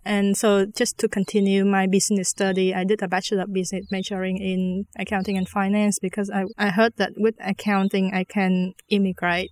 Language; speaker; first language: English; non-native, fluent; Vietnamese